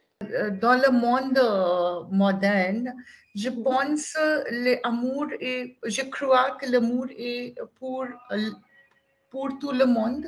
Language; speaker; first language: French; non-native, learner; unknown